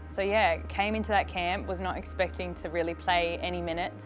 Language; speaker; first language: English; native; English